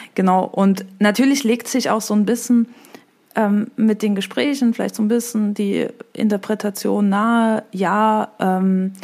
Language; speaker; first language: German; native; German